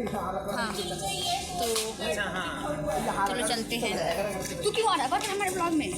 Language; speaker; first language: Hindi; native; Hindi